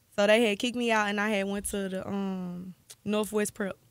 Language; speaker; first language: English; native; English